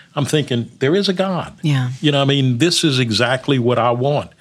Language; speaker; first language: English; early bilingual, other home language; Spanish